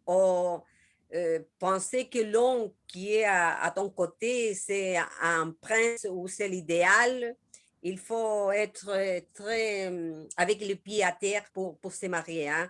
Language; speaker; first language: French; non-native, learner; Spanish